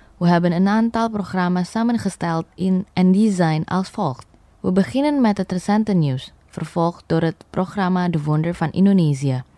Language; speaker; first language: Dutch; non-native, fluent; Indonesian